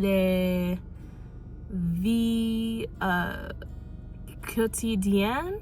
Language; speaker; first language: French; non-native, learner; English